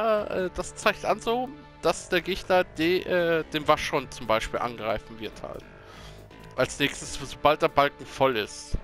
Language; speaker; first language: German; native; German